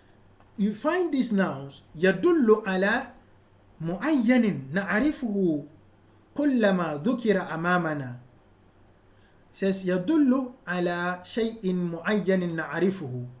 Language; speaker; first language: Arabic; non-native, fluent; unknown